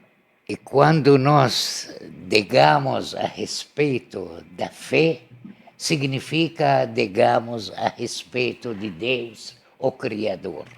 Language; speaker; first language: Portuguese; non-native, learner; Arabic